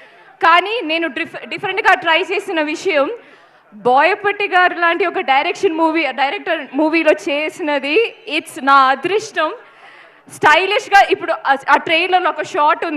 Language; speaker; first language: Telugu; non-native, local second language; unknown